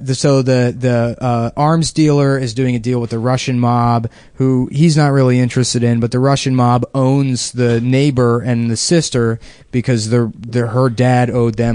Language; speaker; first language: English; native; English